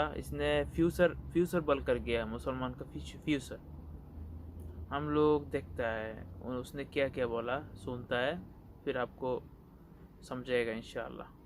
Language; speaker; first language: Hindi; non-native, local second language; Bangla